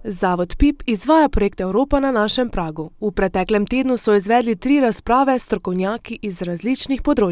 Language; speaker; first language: Slovenian; native; Slovenian